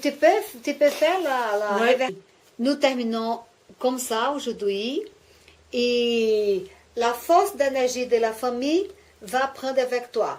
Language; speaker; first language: French; non-native, learner; Portuguese